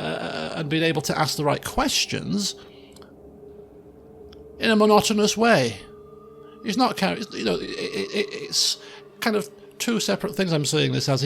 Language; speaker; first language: English; native; English